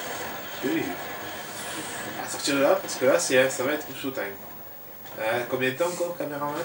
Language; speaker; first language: French; native; French